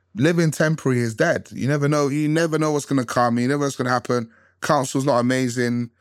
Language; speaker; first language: English; early bilingual, other home language; Krio